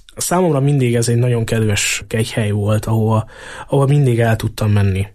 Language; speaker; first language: Hungarian; native; Hungarian